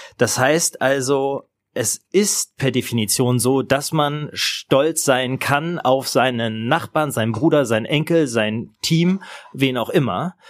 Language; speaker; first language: German; native; German